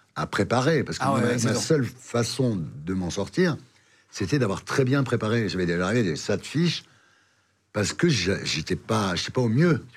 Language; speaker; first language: French; native; French